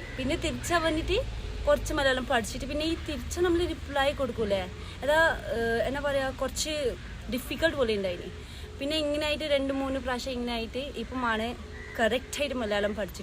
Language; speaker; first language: Malayalam; non-native, local second language; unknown